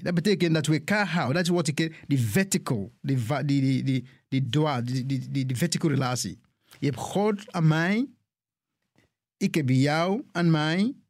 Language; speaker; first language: Dutch; non-native, fluent; English